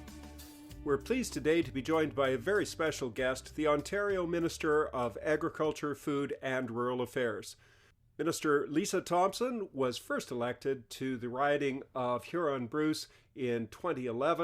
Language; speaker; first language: English; native; English